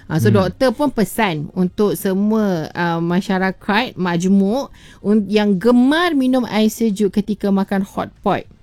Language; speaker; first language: Malay; native; Malay